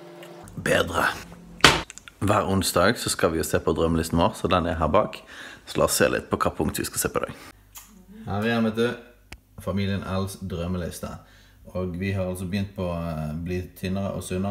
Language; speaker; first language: Norwegian; native; Norwegian